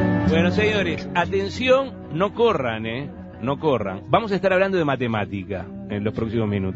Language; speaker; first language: Spanish; native; Spanish